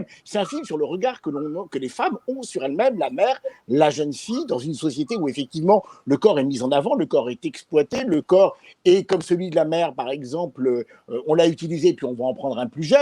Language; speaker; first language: French; native; French